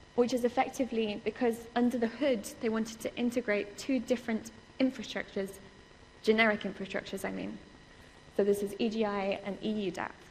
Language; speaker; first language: English; native; English